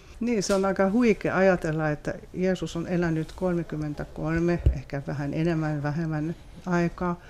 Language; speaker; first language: Finnish; non-native, fluent; French